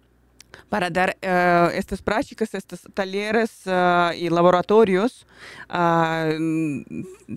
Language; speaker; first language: Portuguese; non-native, fluent; Russian